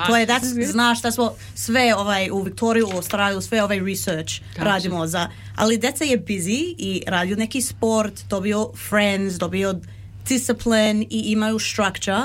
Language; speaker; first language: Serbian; early bilingual, heritage; Serbian